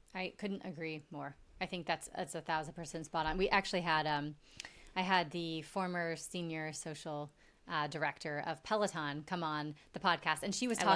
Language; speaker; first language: English; native; English